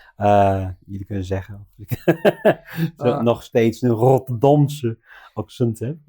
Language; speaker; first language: Dutch; non-native, fluent; English